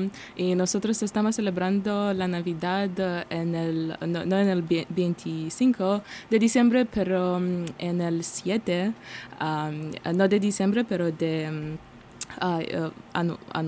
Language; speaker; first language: Spanish; non-native, learner; Romanian